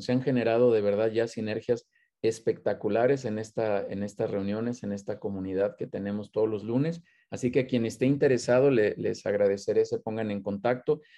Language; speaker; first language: Spanish; native; Spanish